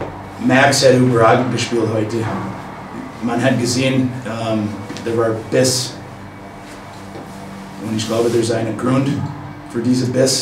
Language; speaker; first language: German; non-native, fluent; English